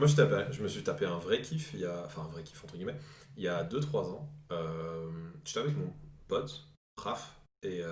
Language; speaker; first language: French; native; French